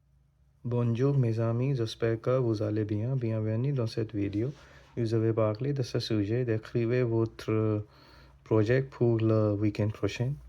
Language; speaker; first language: French; non-native, learner; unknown